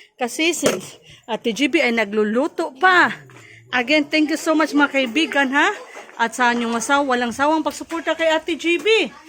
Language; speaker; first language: Filipino; non-native, local second language; Cebuano